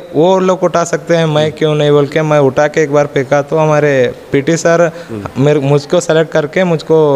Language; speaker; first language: Hindi; non-native, local second language; Kannada